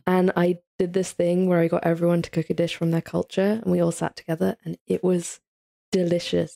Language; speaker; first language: English; early bilingual, other home language; Hindi